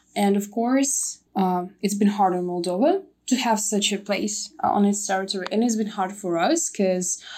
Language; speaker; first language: English; non-native, fluent; Russian